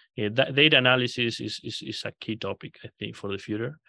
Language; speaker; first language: English; non-native, fluent; Spanish